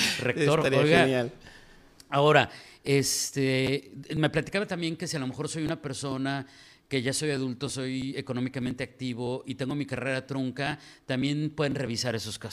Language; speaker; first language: Spanish; native; Spanish